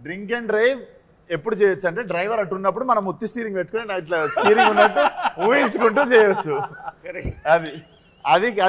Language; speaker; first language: Telugu; native; Telugu